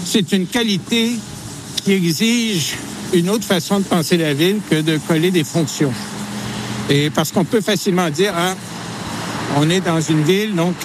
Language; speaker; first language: French; native; French